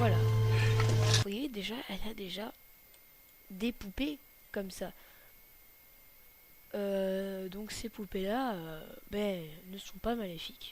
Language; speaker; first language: French; native; French